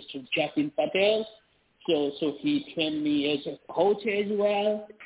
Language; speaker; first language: English; non-native, local second language; Nepali